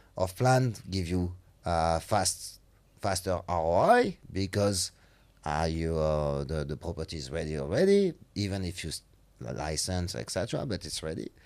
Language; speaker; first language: English; non-native, fluent; French